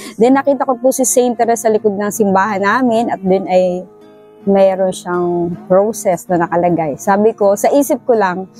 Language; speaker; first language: Filipino; native; Filipino